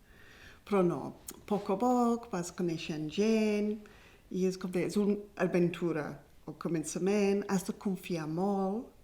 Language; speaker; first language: Catalan; non-native, fluent; English